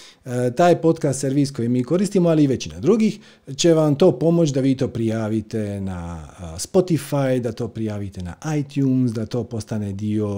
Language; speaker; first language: Croatian; native; Croatian